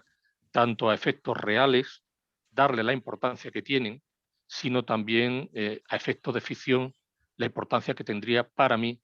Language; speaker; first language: Spanish; native; Spanish